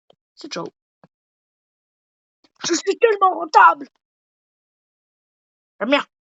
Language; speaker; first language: French; native; French